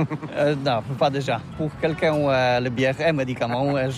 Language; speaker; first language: French; non-native, learner; Polish